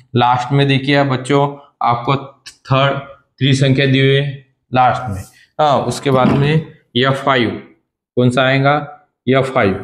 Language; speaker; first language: Hindi; non-native, local second language; Marathi